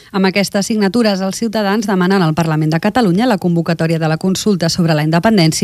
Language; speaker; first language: Catalan; native; Catalan